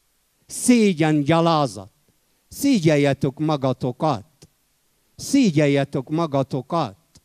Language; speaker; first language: Hungarian; non-native, fluent; Arabic